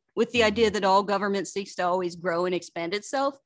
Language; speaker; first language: English; native; English